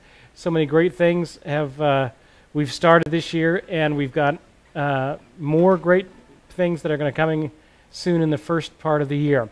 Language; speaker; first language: English; native; English